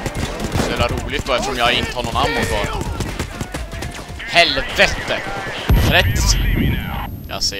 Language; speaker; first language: Swedish; native; Swedish